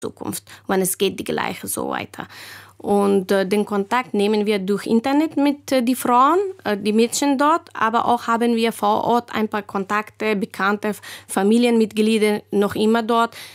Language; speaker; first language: German; non-native, learner; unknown